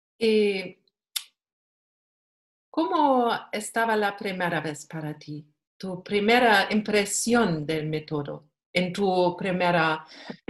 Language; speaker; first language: Spanish; non-native, learner; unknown